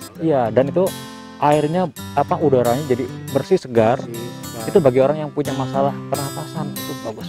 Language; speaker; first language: Indonesian; native; Indonesian